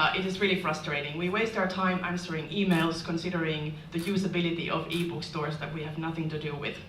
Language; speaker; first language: English; non-native, fluent; Finnish